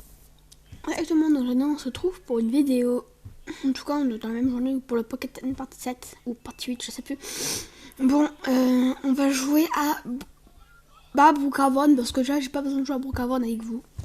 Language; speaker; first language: French; native; French